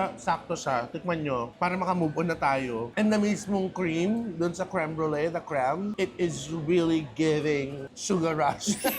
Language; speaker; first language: Filipino; native; Filipino